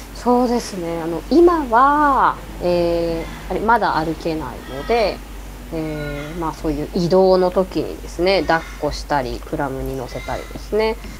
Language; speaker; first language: Japanese; native; Japanese